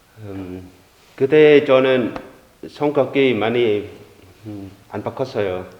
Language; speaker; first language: Korean; non-native, learner; Vietnamese